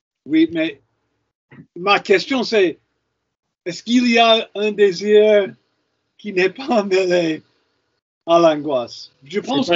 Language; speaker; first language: French; non-native, fluent; English